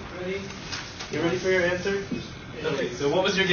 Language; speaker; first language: English; native; English